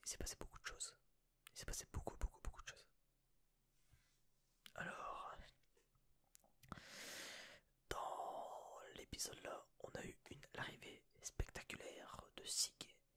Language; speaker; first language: French; native; French